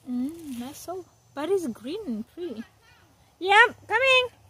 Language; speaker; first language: English; non-native, fluent; Indonesian